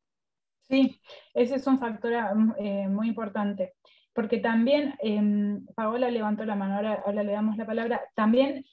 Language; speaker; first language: Spanish; native; Spanish